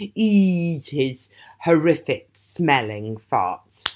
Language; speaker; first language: English; native; English